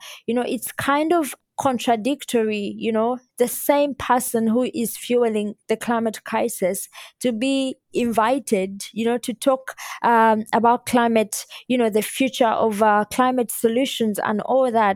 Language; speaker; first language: English; non-native, local second language; Ganda